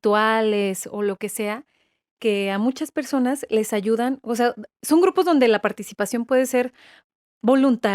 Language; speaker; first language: Spanish; native; Spanish